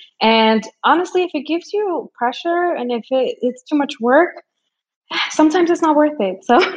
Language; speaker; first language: English; early bilingual, other home language; Spanish